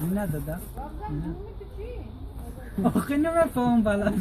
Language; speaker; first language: Russian; non-native, learner; Tajik